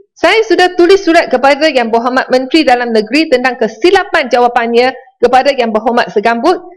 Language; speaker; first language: Malay; non-native, local second language; Chinese